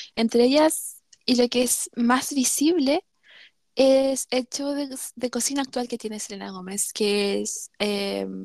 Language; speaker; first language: Spanish; native; Spanish